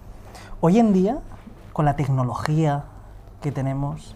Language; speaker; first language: Spanish; native; Spanish